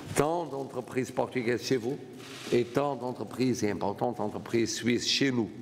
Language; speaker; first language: French; non-native, fluent; Portuguese